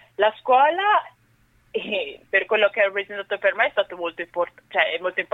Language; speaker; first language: Italian; early bilingual, other home language; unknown